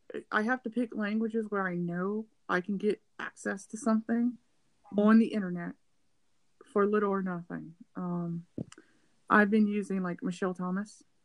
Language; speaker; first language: English; native; English